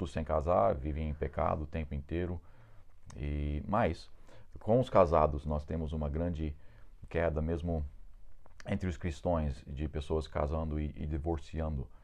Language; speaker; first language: Portuguese; non-native, fluent; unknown